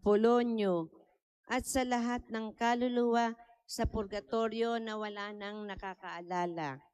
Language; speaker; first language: Filipino; native; Filipino